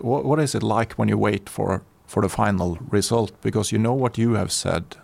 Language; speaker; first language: English; non-native, fluent; Norwegian